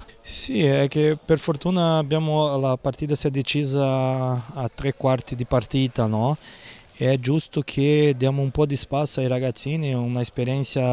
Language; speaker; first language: Italian; non-native, fluent; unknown